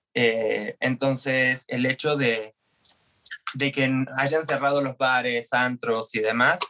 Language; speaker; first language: Spanish; native; Spanish